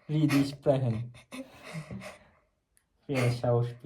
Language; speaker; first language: German; non-native, learner; Malayalam